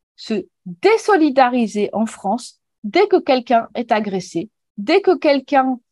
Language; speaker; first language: French; native; French